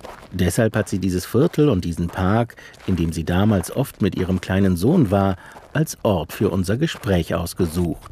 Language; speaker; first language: German; native; German